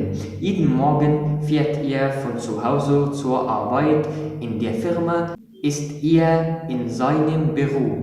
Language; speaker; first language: German; non-native, fluent; Arabic